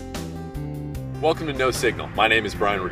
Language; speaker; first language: English; native; English